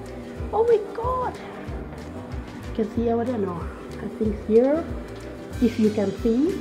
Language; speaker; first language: English; non-native, learner; Thai